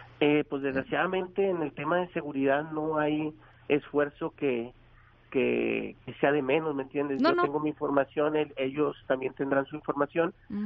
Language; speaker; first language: Spanish; native; Spanish